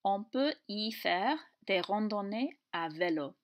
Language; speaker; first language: French; non-native, fluent; English